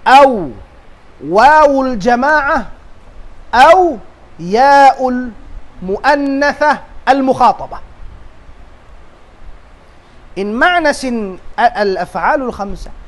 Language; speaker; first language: Arabic; non-native, fluent; Tausug